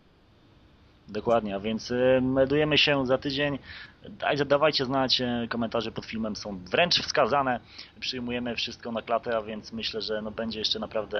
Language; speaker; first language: Polish; native; Polish